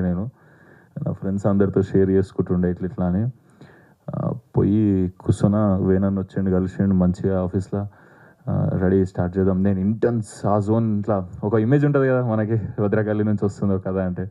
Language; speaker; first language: Telugu; native; Telugu